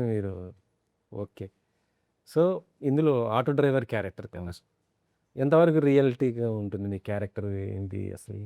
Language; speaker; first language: Telugu; native; Telugu